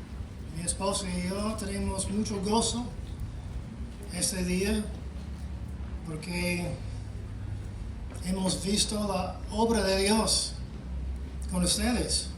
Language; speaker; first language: Spanish; non-native, fluent; English